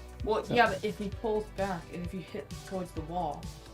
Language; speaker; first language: English; native; English